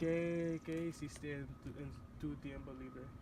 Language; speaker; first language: Spanish; non-native, learner; English